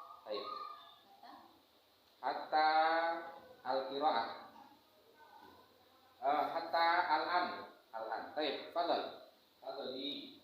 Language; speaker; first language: Arabic; non-native, fluent; Indonesian